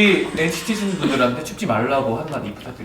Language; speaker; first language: Korean; native; Korean